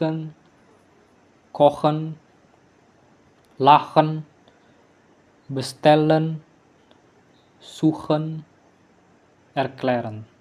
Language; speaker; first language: German; non-native, learner; Indonesian